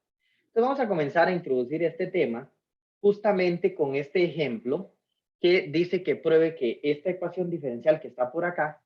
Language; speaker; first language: Spanish; native; Spanish